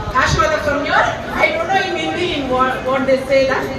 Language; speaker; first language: English; non-native, local second language; Kannada